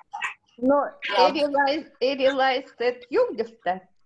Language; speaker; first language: Finnish; non-native, learner; Russian